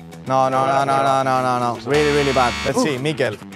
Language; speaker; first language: English; non-native, fluent; Spanish